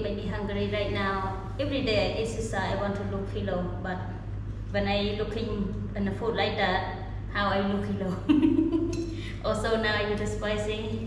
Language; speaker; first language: English; non-native, learner; Khmer